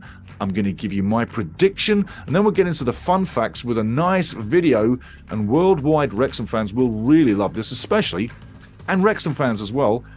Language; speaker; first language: English; native; English